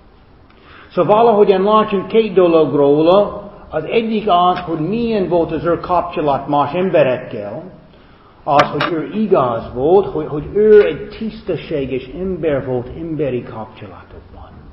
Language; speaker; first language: Hungarian; non-native, fluent; English